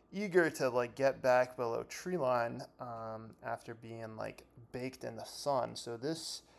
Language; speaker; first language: English; native; English